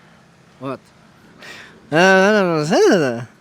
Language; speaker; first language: Russian; non-native, local second language; Kyrgyz